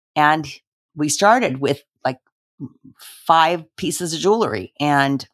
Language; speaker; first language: English; native; English